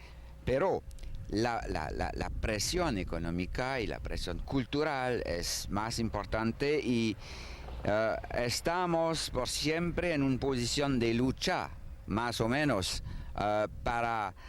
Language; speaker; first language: Spanish; non-native, learner; French